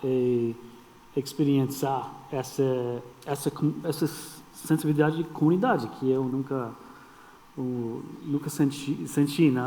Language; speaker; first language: Portuguese; non-native, fluent; English